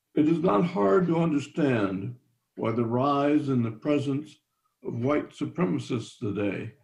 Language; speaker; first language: English; native; English